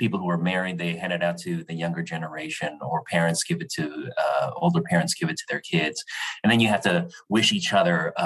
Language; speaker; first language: English; native; English